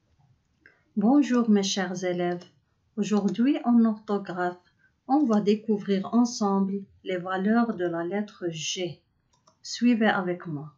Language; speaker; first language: French; non-native, local second language; Arabic